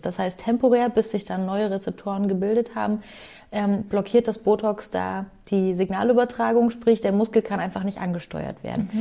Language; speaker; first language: German; native; German